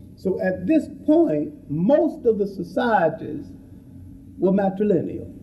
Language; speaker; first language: English; native; English